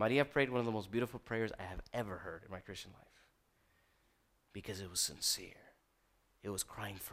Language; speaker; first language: English; native; English